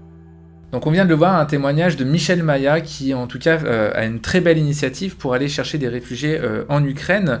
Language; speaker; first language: French; native; French